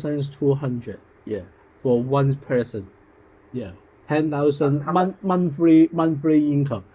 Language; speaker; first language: English; non-native, local second language; Cantonese